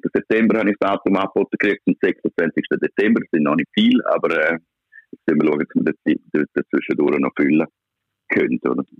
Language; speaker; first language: German; native; German